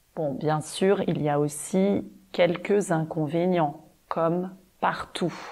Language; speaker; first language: French; native; French